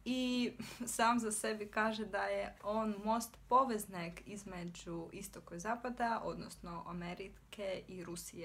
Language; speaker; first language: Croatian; non-native, fluent; Russian